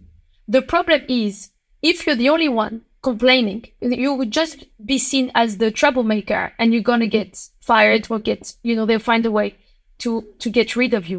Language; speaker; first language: English; non-native, fluent; French